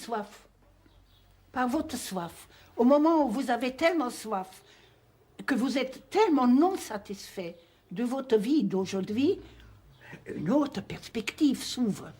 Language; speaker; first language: French; non-native, fluent; Hungarian